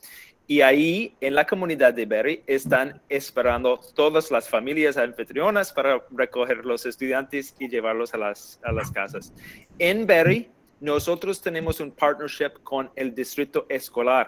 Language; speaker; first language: Spanish; non-native, fluent; English